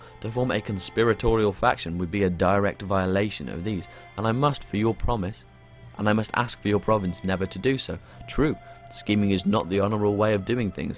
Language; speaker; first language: English; native; English